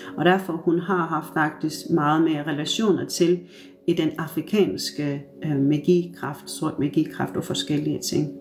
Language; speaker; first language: Danish; non-native, fluent; Turkish